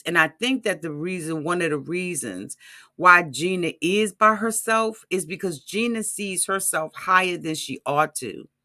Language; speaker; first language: English; native; English